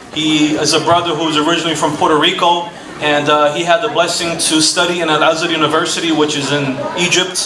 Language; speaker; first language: English; non-native, fluent; Portuguese